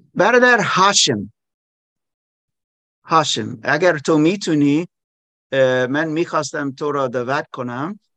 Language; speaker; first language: Persian; non-native, learner; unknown